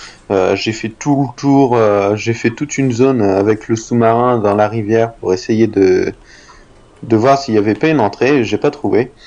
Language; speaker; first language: French; native; French